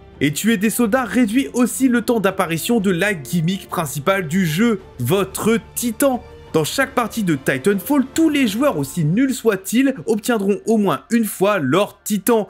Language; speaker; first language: French; native; French